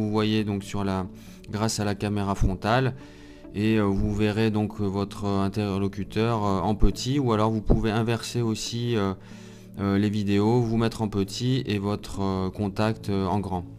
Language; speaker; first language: French; native; French